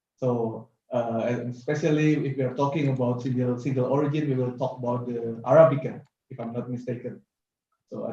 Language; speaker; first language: English; non-native, fluent; Indonesian